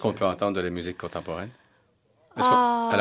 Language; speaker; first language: French; native; French